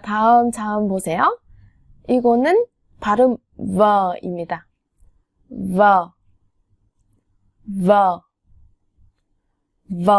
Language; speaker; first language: Korean; non-native, fluent; Vietnamese